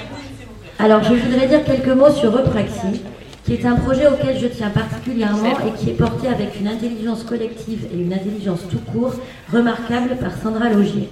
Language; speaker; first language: French; native; French